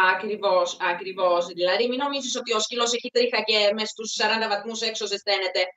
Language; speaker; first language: Greek; non-native, fluent; Czech